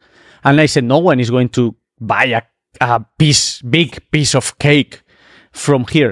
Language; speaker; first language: English; non-native, fluent; Spanish